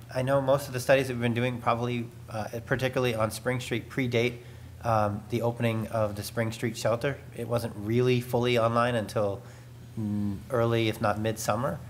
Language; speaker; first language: English; native; English